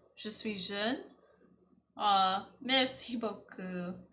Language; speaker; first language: French; non-native, learner; English